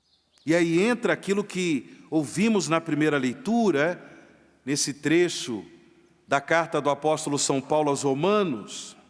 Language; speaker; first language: Portuguese; native; Portuguese